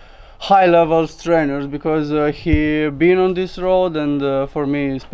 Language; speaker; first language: English; non-native, learner; Romanian